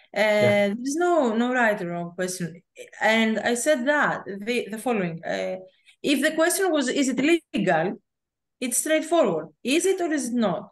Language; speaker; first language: English; non-native, fluent; Greek